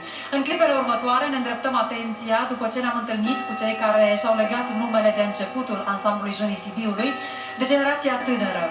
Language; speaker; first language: Romanian; native; Romanian